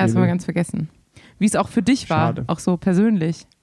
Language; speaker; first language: German; native; German